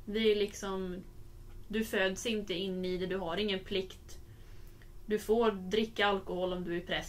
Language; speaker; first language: Swedish; native; Swedish